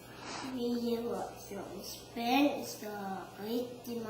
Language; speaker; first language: Danish; early bilingual, heritage; Danish